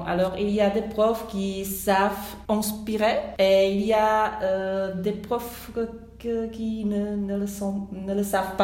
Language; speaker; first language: French; non-native, fluent; Czech